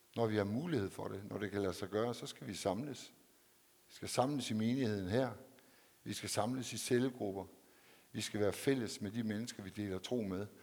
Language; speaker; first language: Danish; native; Danish